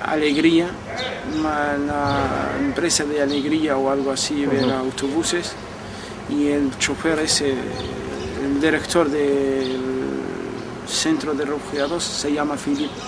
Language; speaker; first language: Spanish; non-native, fluent; Arabic